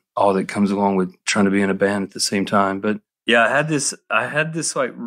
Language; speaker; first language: English; native; English